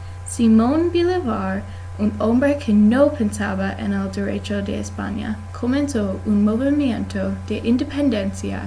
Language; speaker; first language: Spanish; non-native, learner; English